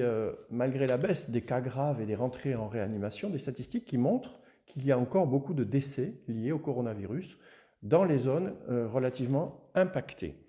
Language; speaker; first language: French; native; French